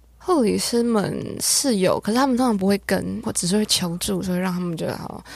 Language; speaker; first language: Chinese; native; Chinese